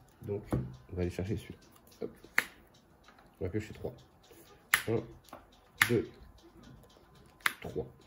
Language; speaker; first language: French; native; French